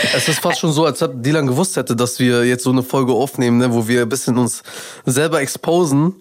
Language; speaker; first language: German; early bilingual, other home language; Persian